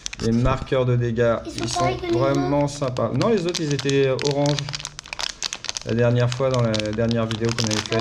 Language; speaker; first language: French; native; French